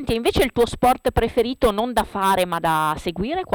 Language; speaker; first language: Italian; native; Italian